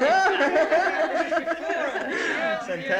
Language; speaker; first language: English; native; English